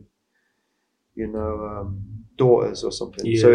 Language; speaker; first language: English; native; English